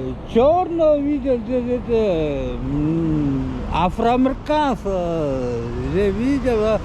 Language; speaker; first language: Russian; non-native, local second language; Tuvinian